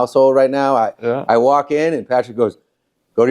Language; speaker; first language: English; native; English